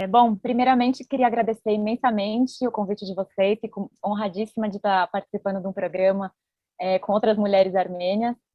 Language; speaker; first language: Portuguese; native; Portuguese